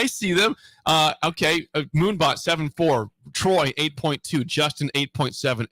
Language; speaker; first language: English; native; English